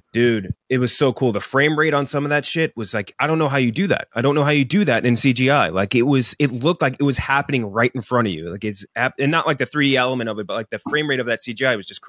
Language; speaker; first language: English; native; English